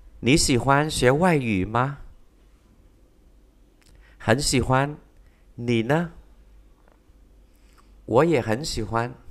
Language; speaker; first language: Chinese; non-native, fluent; Vietnamese